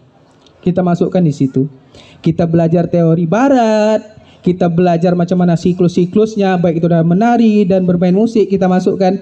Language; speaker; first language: Indonesian; native; Indonesian